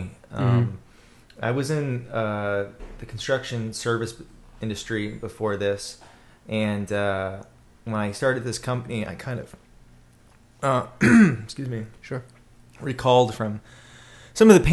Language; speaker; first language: English; native; English